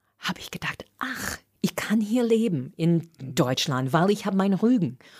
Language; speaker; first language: German; non-native, fluent; English